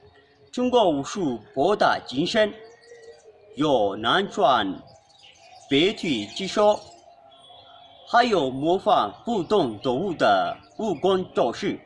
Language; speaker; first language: Chinese; non-native, learner; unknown